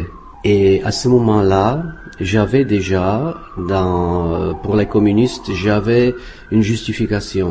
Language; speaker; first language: French; non-native, fluent; Czech